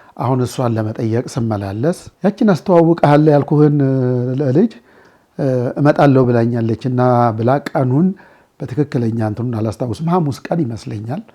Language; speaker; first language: Amharic; native; Amharic